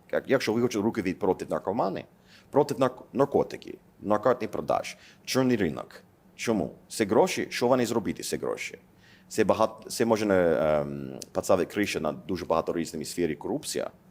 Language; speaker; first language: Ukrainian; non-native, learner; English